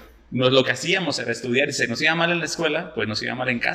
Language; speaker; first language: Spanish; native; Spanish